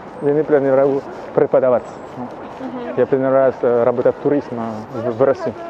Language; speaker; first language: Russian; non-native, learner; French